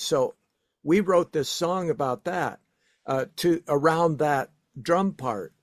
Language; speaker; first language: English; native; English